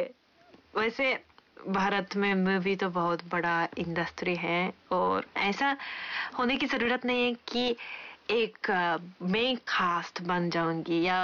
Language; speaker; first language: Hindi; non-native, fluent; Japanese